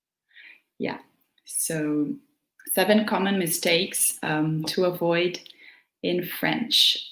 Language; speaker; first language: English; non-native, fluent; Portuguese